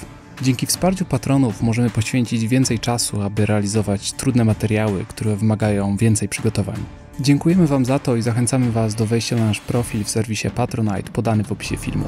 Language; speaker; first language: Polish; native; Polish